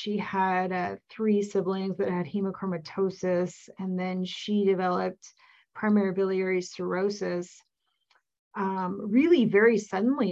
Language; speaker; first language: English; native; English